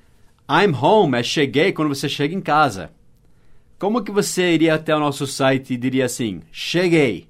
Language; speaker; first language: Portuguese; non-native, fluent; English